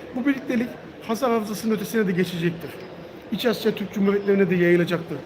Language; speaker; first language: Turkish; native; Turkish